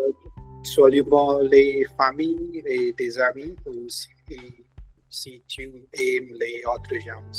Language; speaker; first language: French; non-native, learner; Hindi